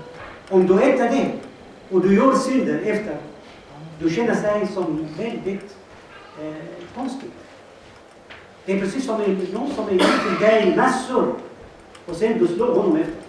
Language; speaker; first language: Swedish; non-native, fluent; Arabic